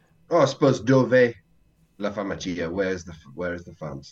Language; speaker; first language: English; native; English